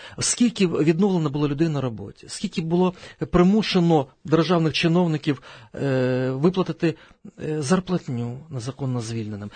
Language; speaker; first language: Ukrainian; non-native, local second language; Russian